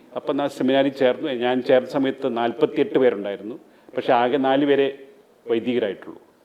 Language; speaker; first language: Malayalam; native; Malayalam